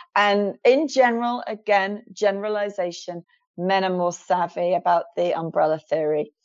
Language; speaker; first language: English; native; English